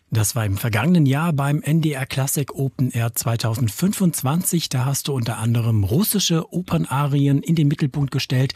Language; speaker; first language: German; native; German